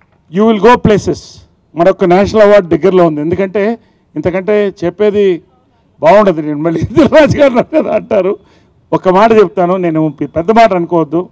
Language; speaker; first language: Telugu; native; Telugu